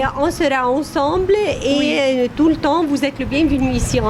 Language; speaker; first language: French; non-native, fluent; Arabic